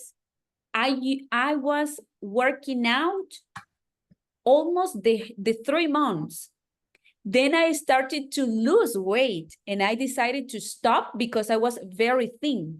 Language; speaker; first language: English; non-native, fluent; Spanish